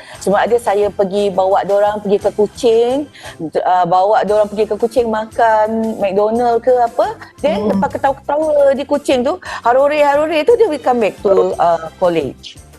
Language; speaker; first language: Malay; native; Malay